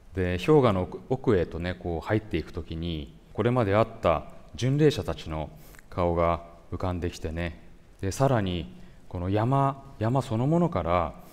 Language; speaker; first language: Japanese; native; Japanese